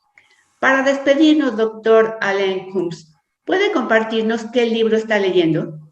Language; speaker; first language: Spanish; native; Spanish